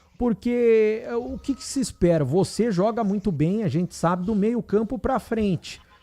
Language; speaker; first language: Portuguese; native; Portuguese